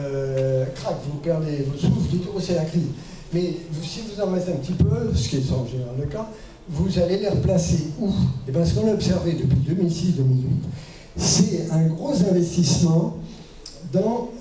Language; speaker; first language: French; native; French